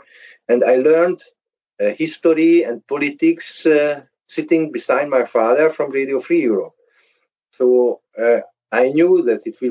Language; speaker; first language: English; early bilingual, other home language; Hungarian